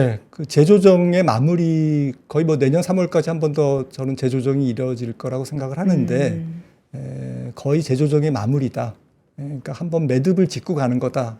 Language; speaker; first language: Korean; native; Korean